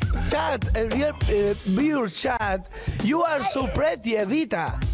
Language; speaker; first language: English; non-native, learner; Spanish